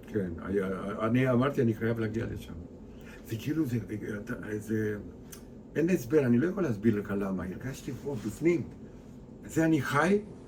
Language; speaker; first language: Hebrew; non-native, fluent; Romanian